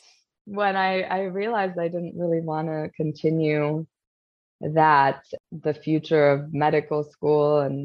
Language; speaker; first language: English; non-native, fluent; Polish